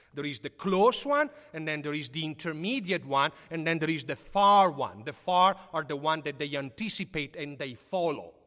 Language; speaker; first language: English; non-native, fluent; Italian